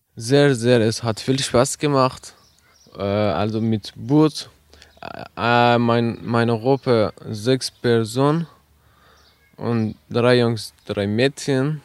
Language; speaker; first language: German; non-native, learner; Persian